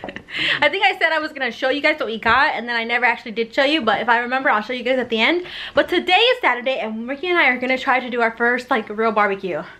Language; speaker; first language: English; native; English